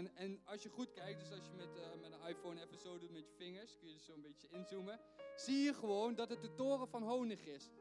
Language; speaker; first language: Dutch; native; Dutch